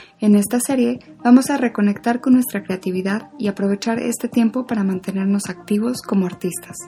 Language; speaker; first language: Spanish; native; Spanish